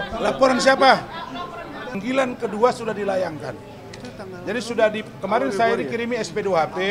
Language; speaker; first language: Indonesian; native; Indonesian